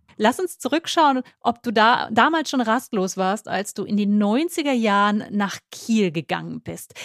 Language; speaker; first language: German; native; German